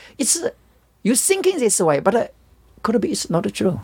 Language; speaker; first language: English; non-native, learner; Chinese